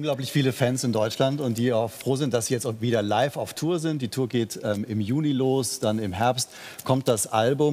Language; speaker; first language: German; native; German